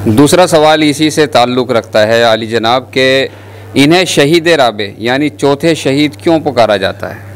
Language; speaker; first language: Hindi; native; Hindi